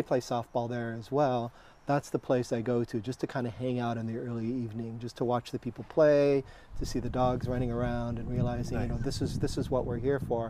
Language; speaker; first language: English; native; English